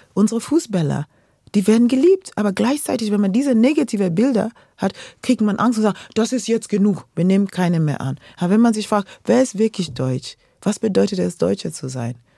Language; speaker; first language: German; non-native, fluent; Luo (Kenya and Tanzania)